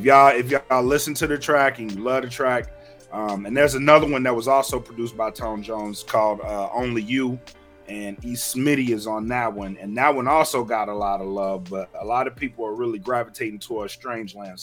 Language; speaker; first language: English; native; English